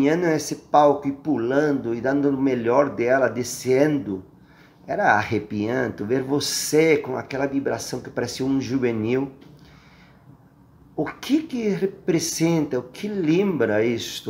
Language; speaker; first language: Portuguese; non-native, fluent; Spanish